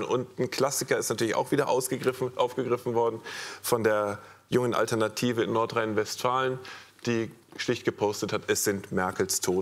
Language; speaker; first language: German; native; German